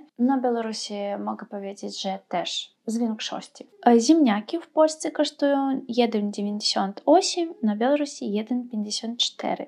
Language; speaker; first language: Polish; non-native, fluent; Russian